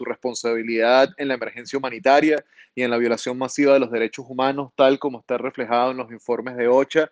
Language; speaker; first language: Spanish; native; Spanish